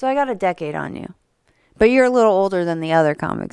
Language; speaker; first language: English; native; English